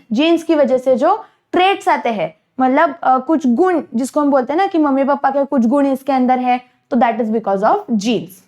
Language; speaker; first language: Hindi; non-native, local second language; Marathi